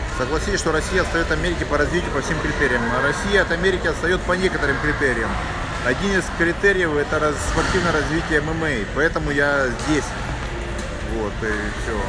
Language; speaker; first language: Russian; native; Russian